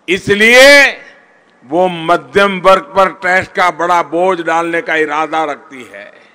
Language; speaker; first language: Hindi; non-native, local second language; Gujarati